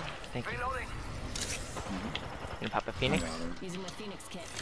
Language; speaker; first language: English; native; English